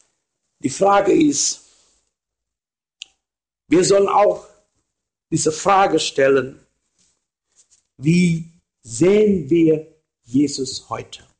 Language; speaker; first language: German; non-native, fluent; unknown